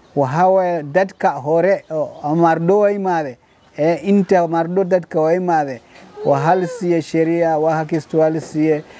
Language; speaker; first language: Somali; non-native, learner; Swahili